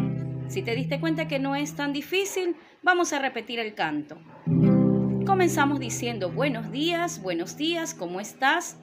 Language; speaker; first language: Spanish; native; Spanish